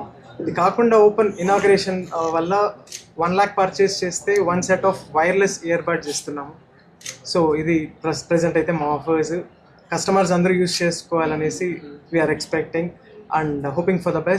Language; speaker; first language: Telugu; native; Telugu